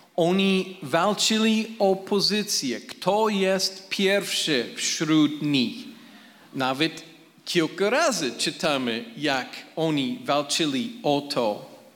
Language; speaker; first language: Polish; non-native, fluent; English